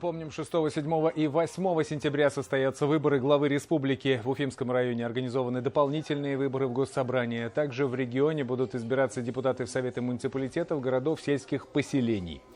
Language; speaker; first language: Russian; native; Russian